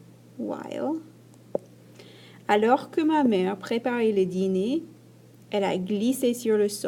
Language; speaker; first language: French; non-native, fluent; English